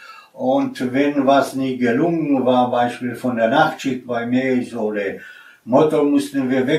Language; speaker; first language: German; non-native, fluent; Polish